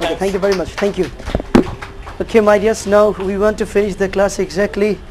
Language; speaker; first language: English; non-native, fluent; Bangla